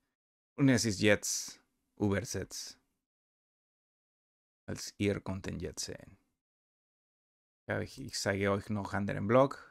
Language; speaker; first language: German; non-native, learner; Spanish